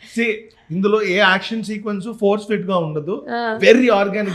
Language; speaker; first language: Telugu; native; Telugu